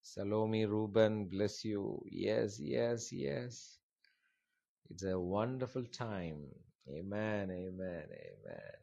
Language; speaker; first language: English; non-native, local second language; Tamil